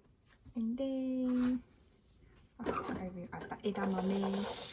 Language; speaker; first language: English; non-native, learner; Japanese